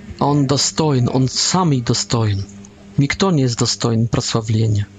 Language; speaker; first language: Polish; non-native, learner; Russian